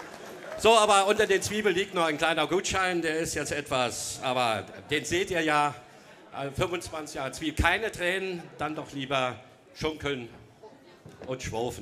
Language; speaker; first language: German; native; German